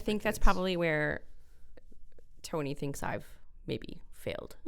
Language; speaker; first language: English; native; English